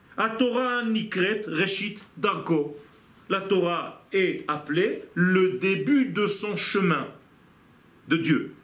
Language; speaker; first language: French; non-native, fluent; Hebrew